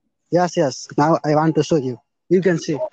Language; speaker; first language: English; non-native, learner; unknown